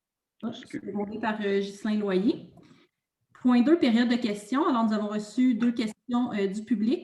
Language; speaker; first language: French; native; French